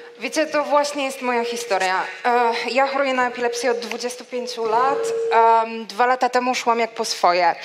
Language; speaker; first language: Polish; native; Polish